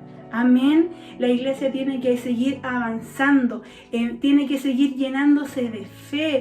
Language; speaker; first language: Spanish; native; Spanish